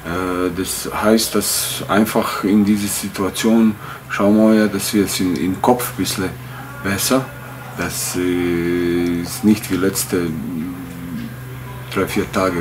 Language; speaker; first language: German; non-native, fluent; Bosnian